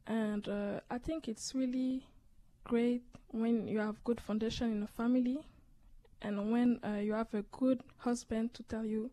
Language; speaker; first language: English; native; English